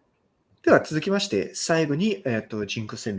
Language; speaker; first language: Japanese; non-native, fluent; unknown